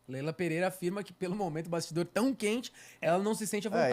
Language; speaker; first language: Portuguese; native; Portuguese